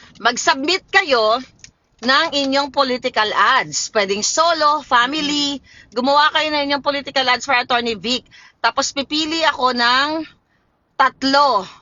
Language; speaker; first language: Filipino; non-native, local second language; Hiligaynon